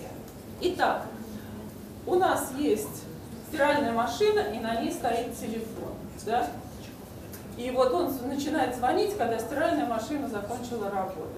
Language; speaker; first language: Russian; native; Russian